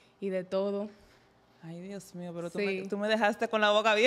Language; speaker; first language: Spanish; native; Spanish